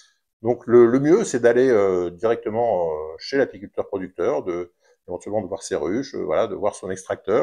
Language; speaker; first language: French; native; French